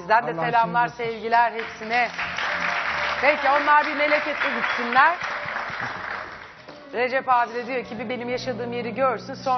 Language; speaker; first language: Turkish; native; Turkish